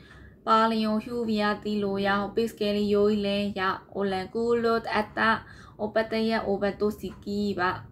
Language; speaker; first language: Finnish; non-native, learner; Burmese